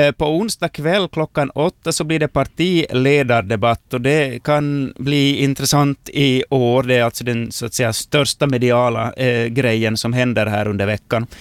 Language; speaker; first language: Swedish; native; Swedish